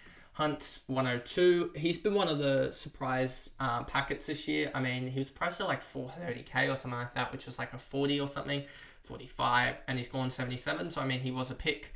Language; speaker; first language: English; native; English